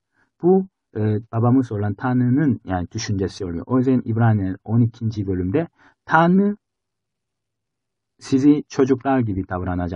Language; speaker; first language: Turkish; non-native, fluent; Korean